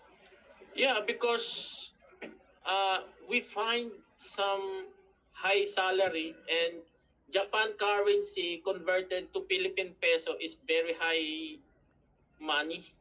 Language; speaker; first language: English; non-native, learner; Filipino